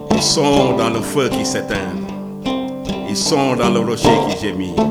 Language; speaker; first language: French; non-native, local second language; Wolof